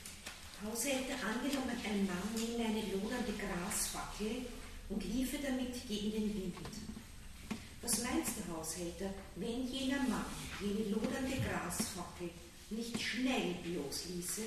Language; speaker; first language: German; native; German